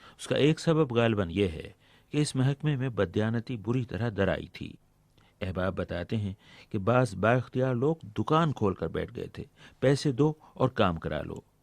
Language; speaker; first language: Urdu; native; Urdu